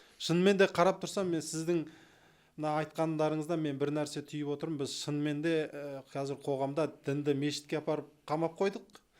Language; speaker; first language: Kazakh; native; Kazakh